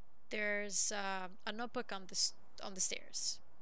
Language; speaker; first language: English; early bilingual, other home language; Italian